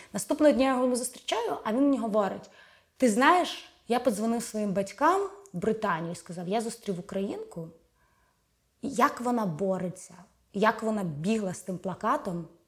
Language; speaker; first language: Ukrainian; native; Ukrainian